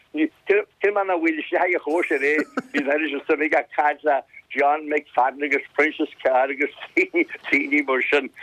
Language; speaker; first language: Irish; native; Irish